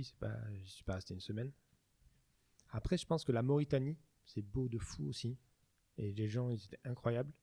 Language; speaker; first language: French; native; French